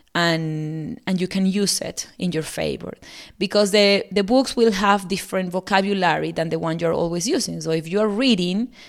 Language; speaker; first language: English; non-native, fluent; Spanish